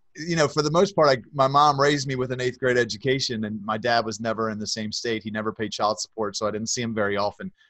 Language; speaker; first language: English; native; English